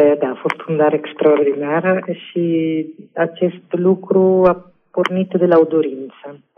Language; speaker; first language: Romanian; non-native, fluent; Italian